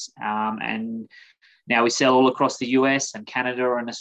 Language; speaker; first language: English; native; English